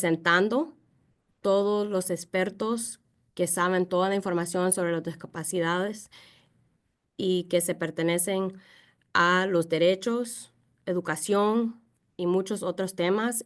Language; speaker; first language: Spanish; early bilingual, heritage; Spanish